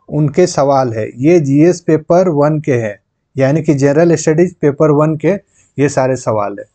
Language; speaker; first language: Hindi; non-native, local second language; Santali